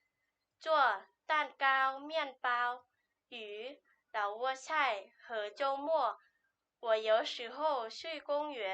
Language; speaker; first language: Chinese; non-native, learner; Lao